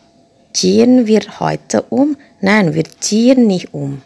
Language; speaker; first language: German; non-native, fluent; Indonesian